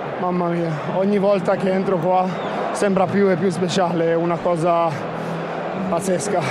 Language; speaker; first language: Italian; non-native, learner; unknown